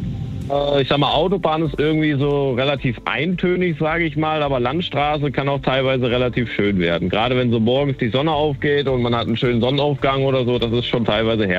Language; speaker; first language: German; native; German